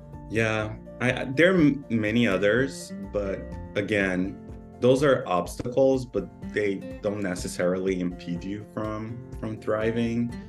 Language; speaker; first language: English; early bilingual, other home language; Portuguese